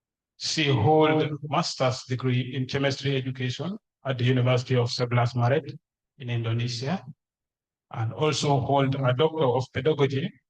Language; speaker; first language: English; non-native, fluent; Indonesian